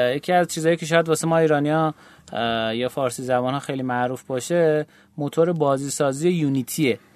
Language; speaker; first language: Persian; native; Persian